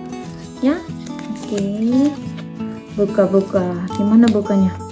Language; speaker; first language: Indonesian; non-native, fluent; Japanese